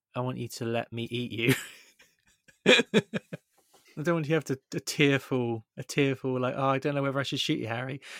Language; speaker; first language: English; native; English